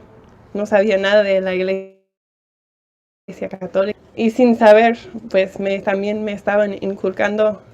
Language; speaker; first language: Spanish; non-native, fluent; English